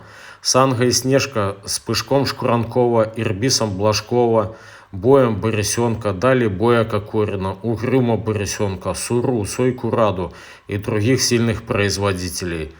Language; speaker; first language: Russian; native; Russian